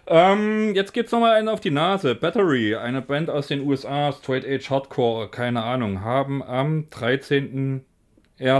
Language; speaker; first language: German; native; German